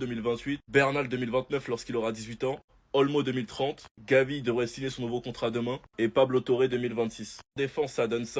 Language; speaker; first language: French; native; French